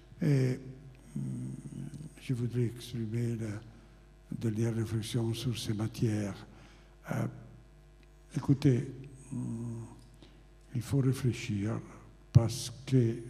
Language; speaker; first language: French; non-native, fluent; Italian